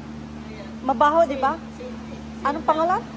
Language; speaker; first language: Filipino; non-native, local second language; Cebuano